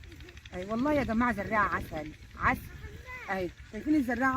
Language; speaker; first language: Arabic; native; Arabic